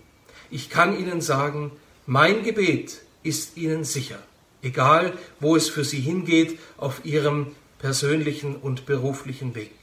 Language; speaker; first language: German; native; German